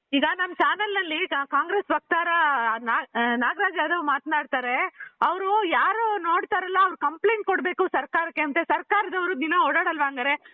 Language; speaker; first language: Kannada; native; Kannada